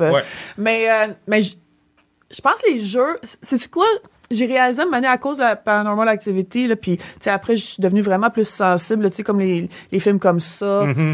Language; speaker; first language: French; native; French